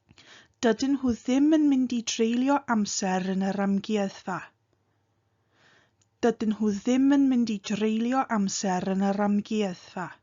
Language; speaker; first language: Welsh; non-native, fluent; English